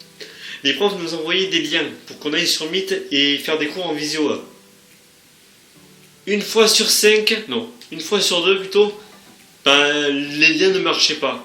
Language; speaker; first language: French; native; French